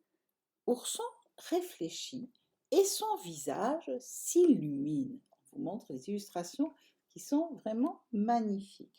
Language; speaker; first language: French; native; French